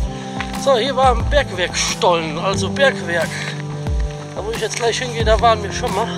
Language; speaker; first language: German; native; German